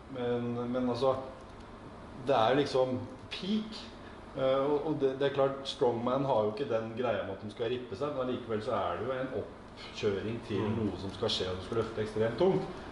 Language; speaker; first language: Norwegian; native; Norwegian